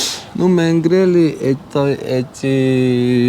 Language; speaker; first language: Russian; non-native, learner; Georgian